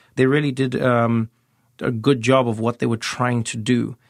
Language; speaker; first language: English; native; English